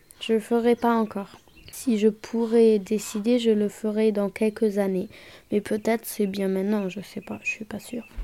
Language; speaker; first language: French; non-native, local second language; German